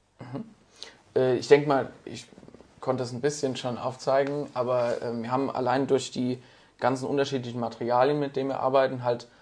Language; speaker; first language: German; native; German